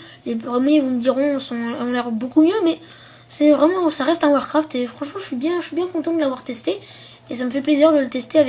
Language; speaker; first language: French; native; French